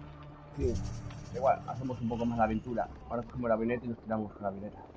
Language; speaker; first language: Spanish; native; Spanish